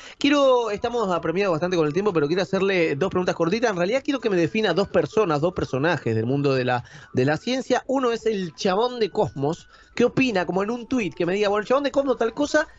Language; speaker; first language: Spanish; native; Spanish